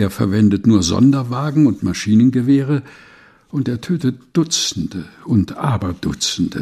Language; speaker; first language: German; non-native, fluent; Portuguese